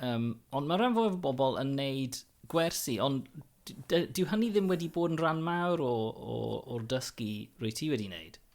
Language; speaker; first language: Welsh; non-native, local second language; English